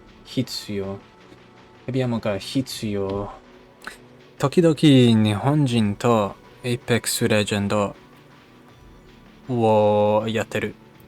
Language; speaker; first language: Japanese; non-native, learner; English